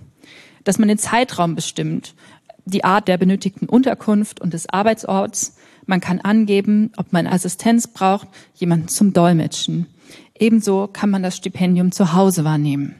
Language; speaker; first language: German; native; German